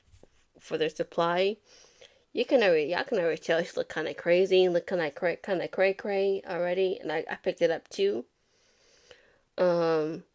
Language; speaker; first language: English; native; English